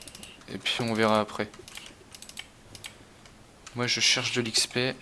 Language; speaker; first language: French; native; French